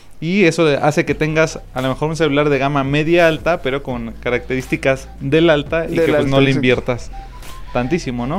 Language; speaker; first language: Spanish; native; Spanish